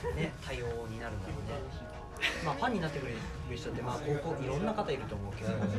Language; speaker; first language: Japanese; native; Japanese